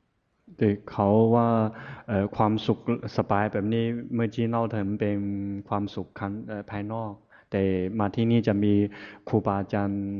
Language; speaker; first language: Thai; non-native, fluent; Chinese